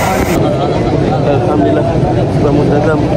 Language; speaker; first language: Malay; native; Malay